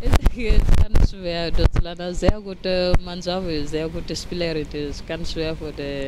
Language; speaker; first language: German; non-native, learner; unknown